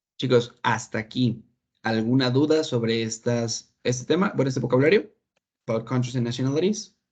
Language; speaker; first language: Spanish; native; Spanish